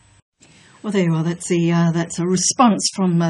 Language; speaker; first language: English; native; English